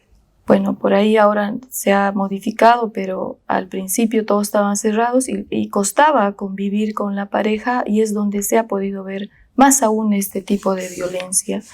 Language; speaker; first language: Spanish; native; Spanish